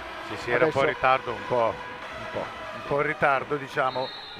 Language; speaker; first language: Italian; native; Italian